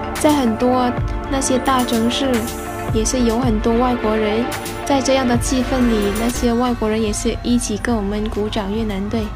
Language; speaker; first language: Chinese; non-native, fluent; Vietnamese